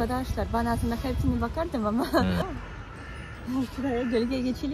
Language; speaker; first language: Turkish; non-native, learner; Russian